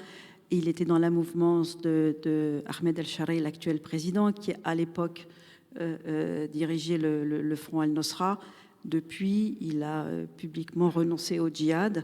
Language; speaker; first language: French; native; French